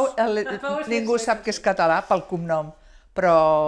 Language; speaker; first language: Catalan; non-native, local second language; Spanish